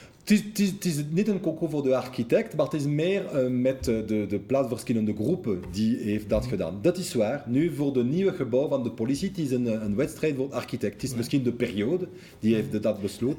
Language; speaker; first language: Dutch; non-native, local second language; French